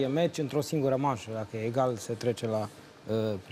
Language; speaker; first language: Romanian; native; Romanian